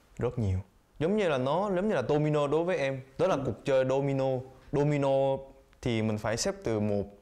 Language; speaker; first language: Vietnamese; early bilingual, other home language; Korean